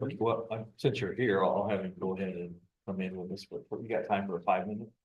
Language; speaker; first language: English; native; English